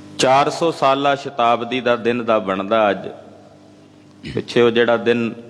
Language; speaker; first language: Punjabi; native; Punjabi